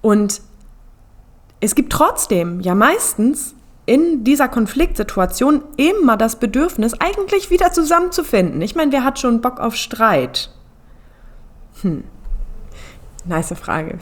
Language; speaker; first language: German; native; German